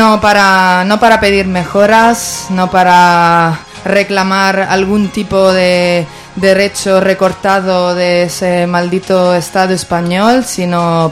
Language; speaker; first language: Spanish; native; Spanish